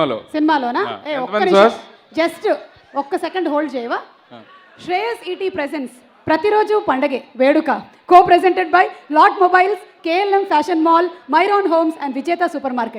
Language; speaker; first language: Telugu; native; Telugu